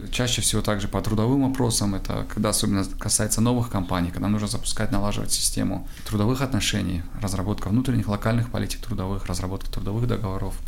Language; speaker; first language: Russian; non-native, local second language; Tajik